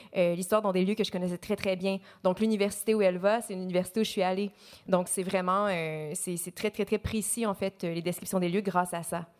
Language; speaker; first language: French; native; French